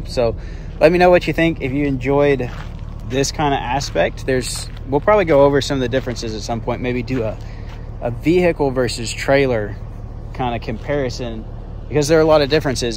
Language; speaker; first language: English; native; English